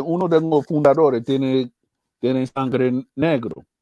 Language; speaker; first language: Spanish; early bilingual, heritage; English